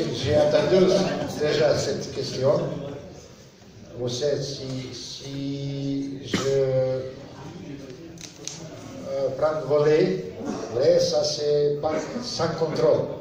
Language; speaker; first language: French; non-native, learner; Serbian